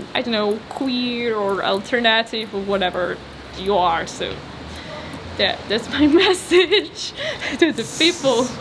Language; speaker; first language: English; non-native, fluent; Polish